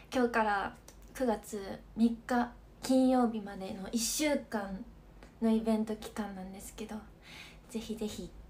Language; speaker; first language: Japanese; native; Japanese